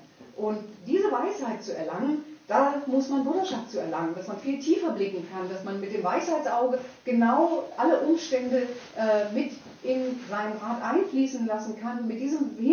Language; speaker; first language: German; native; German